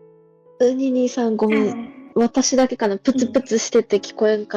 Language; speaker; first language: Japanese; native; Japanese